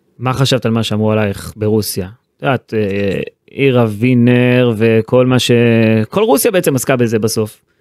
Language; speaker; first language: Hebrew; native; Hebrew